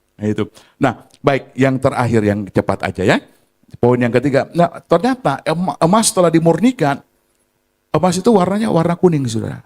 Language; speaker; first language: Indonesian; native; Indonesian